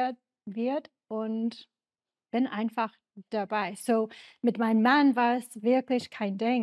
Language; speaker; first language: German; non-native, learner; English